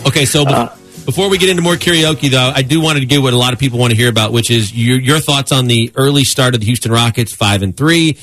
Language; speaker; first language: English; native; English